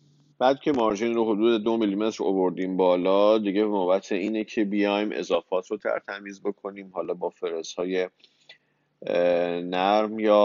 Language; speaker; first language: Persian; native; Persian